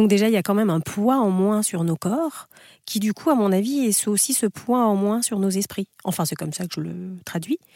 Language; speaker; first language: French; native; French